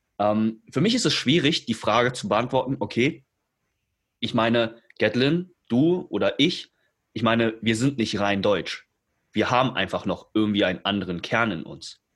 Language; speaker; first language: German; early bilingual, other home language; Chinese